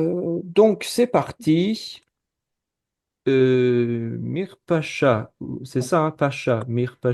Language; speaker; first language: French; non-native, fluent; Azerbaijani